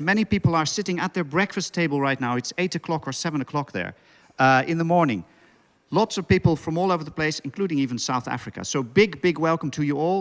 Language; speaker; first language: English; non-native, fluent; Dutch